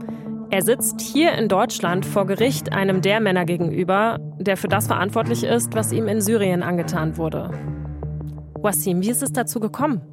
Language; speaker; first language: German; native; German